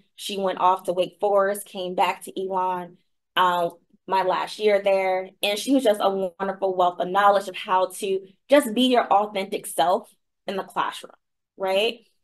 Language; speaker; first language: English; native; English